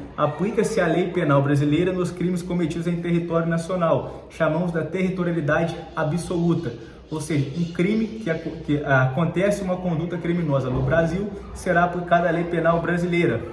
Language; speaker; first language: Portuguese; native; Portuguese